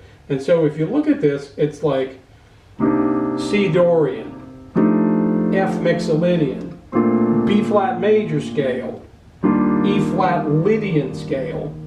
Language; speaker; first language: English; native; English